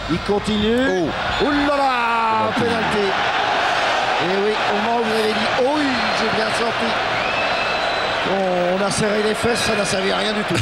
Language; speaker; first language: French; native; French